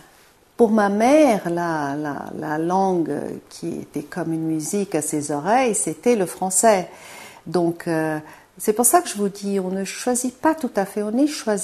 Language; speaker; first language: French; non-native, fluent; Portuguese